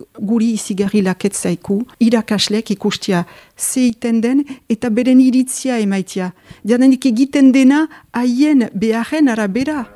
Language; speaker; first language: Basque; native; Basque